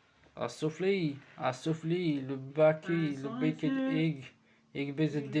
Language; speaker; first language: French; non-native, learner; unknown